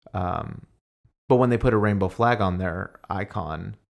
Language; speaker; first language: English; native; English